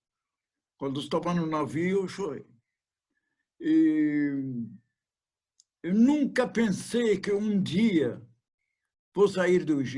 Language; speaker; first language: Portuguese; non-native, fluent; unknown